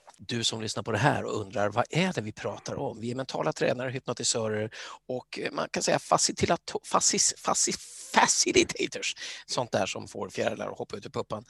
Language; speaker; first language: Swedish; native; Swedish